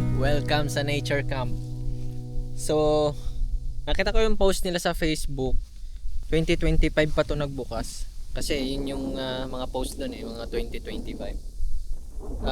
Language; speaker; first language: Filipino; non-native, local second language; Cebuano